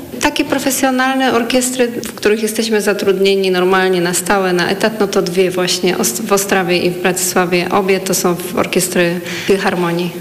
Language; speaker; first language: Polish; native; Polish